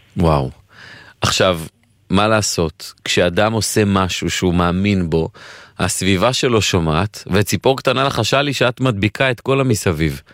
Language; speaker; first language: Hebrew; native; Hebrew